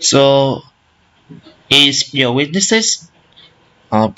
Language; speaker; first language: English; non-native, learner; Vietnamese